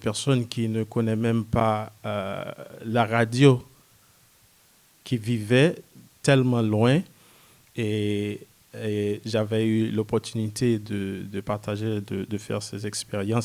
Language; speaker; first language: French; non-native, local second language; Haitian Creole